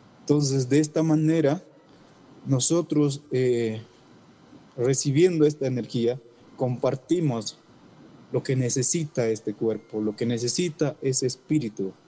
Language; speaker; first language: Spanish; non-native, local second language; Shipibo-Conibo